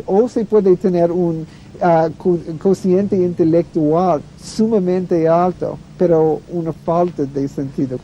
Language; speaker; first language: Spanish; non-native, fluent; English